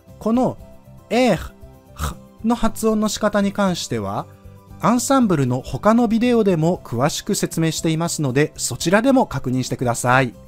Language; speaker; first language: Japanese; native; Japanese